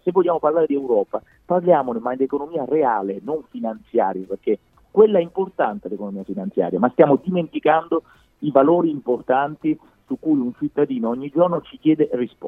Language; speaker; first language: Italian; native; Italian